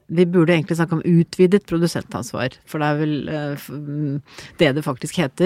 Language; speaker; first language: Norwegian; native; Norwegian